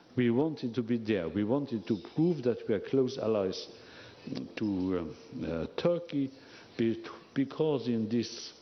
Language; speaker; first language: English; non-native, fluent; Luxembourgish